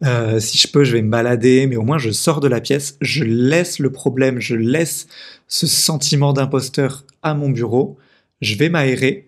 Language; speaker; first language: French; native; French